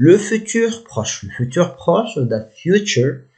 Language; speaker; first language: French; non-native, learner; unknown